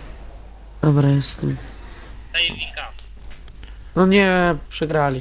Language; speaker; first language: Polish; native; Polish